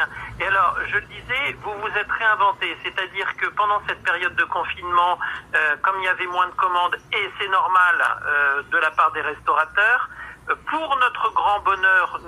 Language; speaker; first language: French; native; French